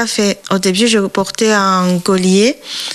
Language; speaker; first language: French; non-native, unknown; Chinese